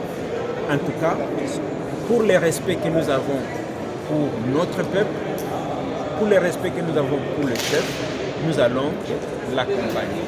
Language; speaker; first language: French; non-native, local second language; Swahili